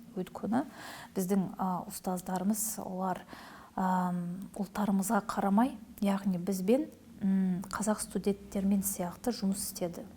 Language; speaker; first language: Kazakh; non-native, local second language; Russian